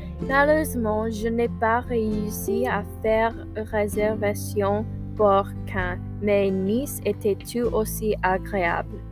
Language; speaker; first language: French; non-native, learner; English